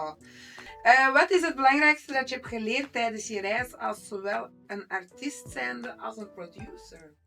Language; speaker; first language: Dutch; native; Dutch